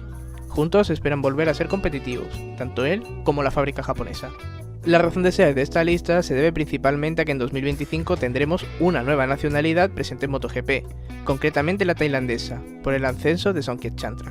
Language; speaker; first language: Spanish; native; Spanish